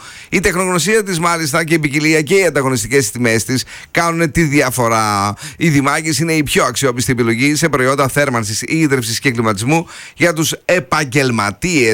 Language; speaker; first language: Greek; native; Greek